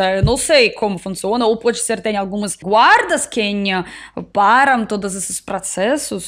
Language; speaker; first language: Portuguese; non-native, learner; Russian